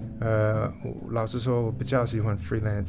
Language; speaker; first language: Chinese; non-native, fluent; English